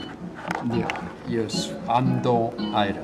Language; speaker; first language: English; non-native, learner; Korean